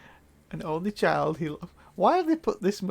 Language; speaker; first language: English; native; English